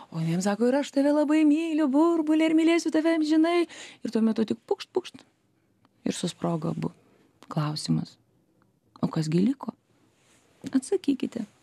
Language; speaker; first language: Lithuanian; native; Lithuanian